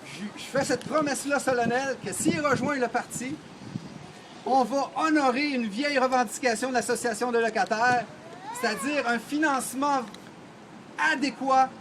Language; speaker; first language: French; native; French